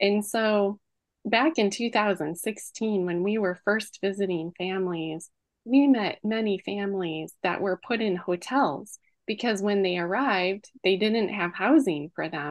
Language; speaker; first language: English; native; English